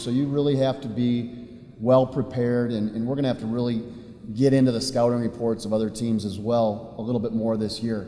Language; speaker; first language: English; native; English